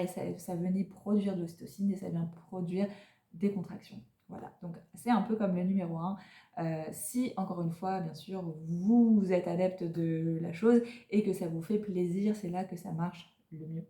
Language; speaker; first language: French; native; French